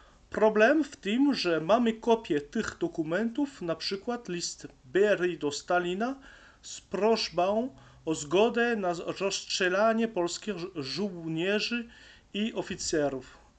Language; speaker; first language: Polish; non-native, learner; French